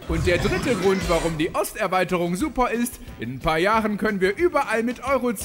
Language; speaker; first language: German; native; German